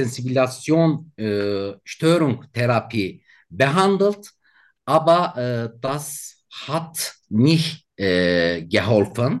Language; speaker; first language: German; non-native, learner; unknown